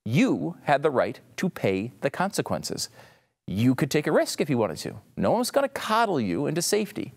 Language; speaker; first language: English; native; English